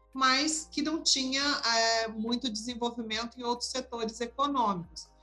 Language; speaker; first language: Portuguese; native; Portuguese